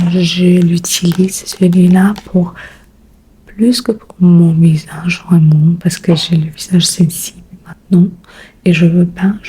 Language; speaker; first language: French; non-native, learner; Spanish